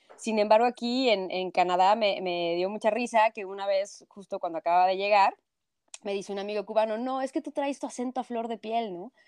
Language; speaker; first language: Spanish; native; Spanish